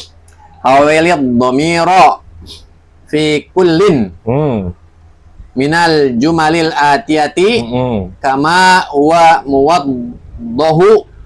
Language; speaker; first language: Arabic; non-native, learner; Indonesian